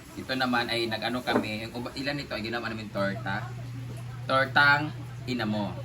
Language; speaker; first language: Filipino; non-native, local second language; Cebuano